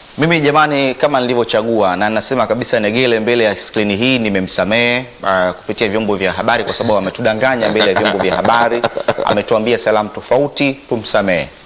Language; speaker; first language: Swahili; native; Swahili